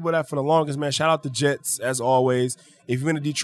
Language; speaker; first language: English; native; English